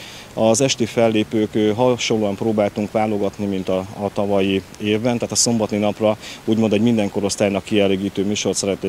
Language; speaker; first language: Hungarian; native; Hungarian